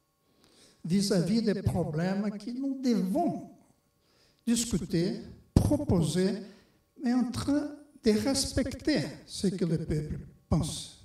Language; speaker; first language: French; non-native, fluent; Portuguese